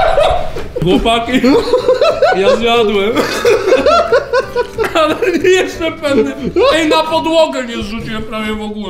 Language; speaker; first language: Polish; native; Polish